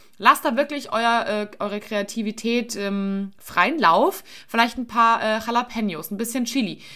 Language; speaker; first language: German; native; German